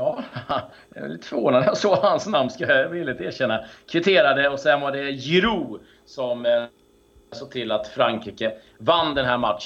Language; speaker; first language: Swedish; native; Swedish